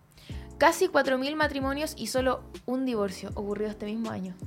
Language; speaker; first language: Spanish; native; Spanish